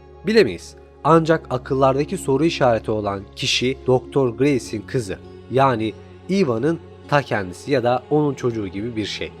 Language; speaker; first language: Turkish; native; Turkish